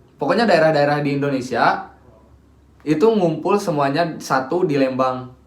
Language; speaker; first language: Indonesian; native; Indonesian